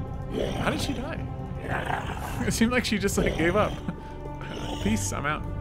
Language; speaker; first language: English; native; English